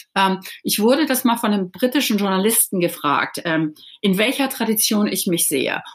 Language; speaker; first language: German; native; German